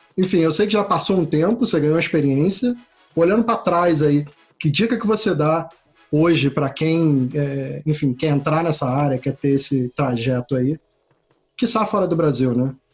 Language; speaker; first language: Portuguese; native; Portuguese